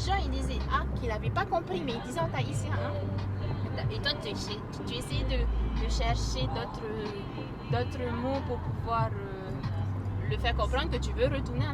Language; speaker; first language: French; native; French